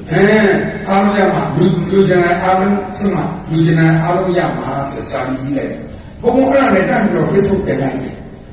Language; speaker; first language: Burmese; native; Burmese